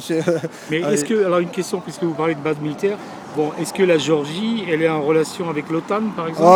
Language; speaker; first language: French; native; French